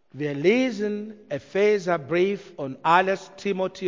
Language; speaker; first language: German; non-native, learner; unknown